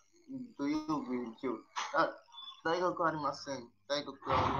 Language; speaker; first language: Japanese; non-native, learner; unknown